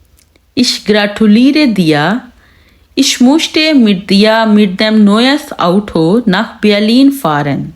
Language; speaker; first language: German; non-native, fluent; Urdu